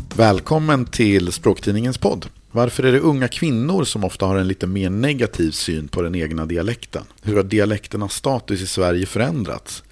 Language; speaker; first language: Swedish; native; Swedish